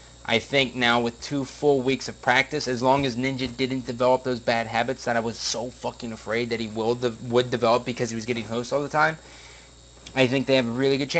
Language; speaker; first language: English; native; English